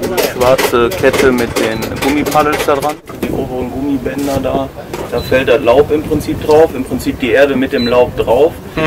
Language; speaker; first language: German; native; German